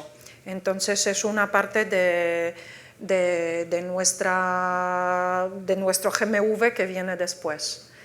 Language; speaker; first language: Spanish; non-native, fluent; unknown